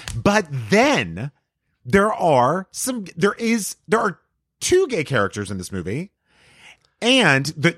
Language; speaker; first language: English; native; English